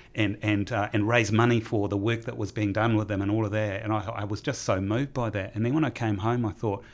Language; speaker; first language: English; native; English